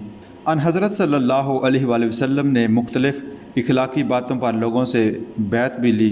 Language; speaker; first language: Urdu; native; Urdu